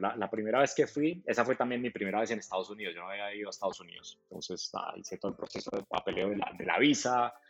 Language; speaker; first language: Spanish; native; Spanish